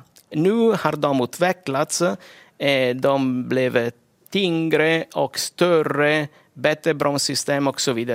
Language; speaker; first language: Swedish; non-native, fluent; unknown